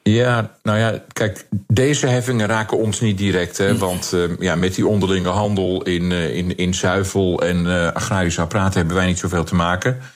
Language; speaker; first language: Dutch; native; Dutch